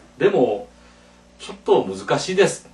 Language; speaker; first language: Japanese; non-native, fluent; Korean